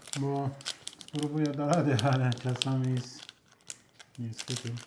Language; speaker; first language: Polish; non-native, learner; Turkish